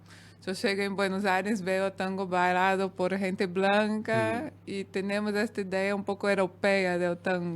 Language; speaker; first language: Spanish; non-native, fluent; Portuguese